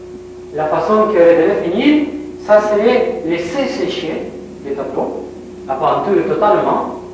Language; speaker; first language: French; non-native, learner; Spanish